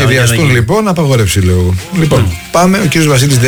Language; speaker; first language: Greek; native; Greek